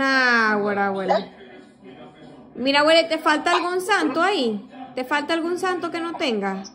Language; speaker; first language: Spanish; native; Spanish